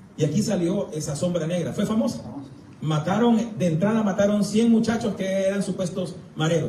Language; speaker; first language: Spanish; native; Spanish